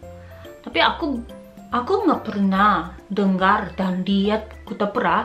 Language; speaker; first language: Indonesian; non-native, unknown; Japanese